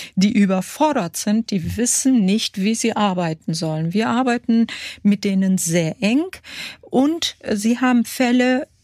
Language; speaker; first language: German; early bilingual, other home language; Kurdish